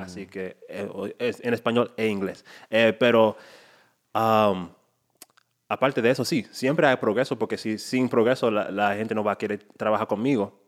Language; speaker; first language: Spanish; non-native, fluent; English